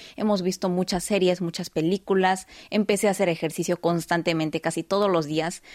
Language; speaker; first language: Spanish; early bilingual, heritage; Spanish